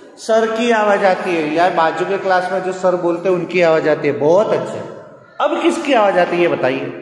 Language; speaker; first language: Hindi; non-native, local second language; Gujarati